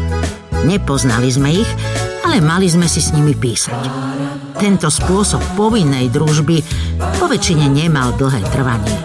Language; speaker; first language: Slovak; native; Slovak